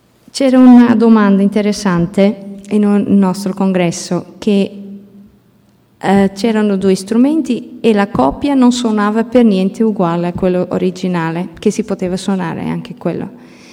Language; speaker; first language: Italian; non-native, fluent; Portuguese